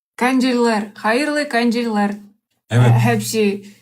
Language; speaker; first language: Turkish; non-native, learner; Russian